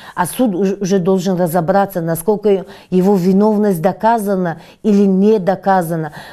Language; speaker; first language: Russian; non-native, local second language; Tajik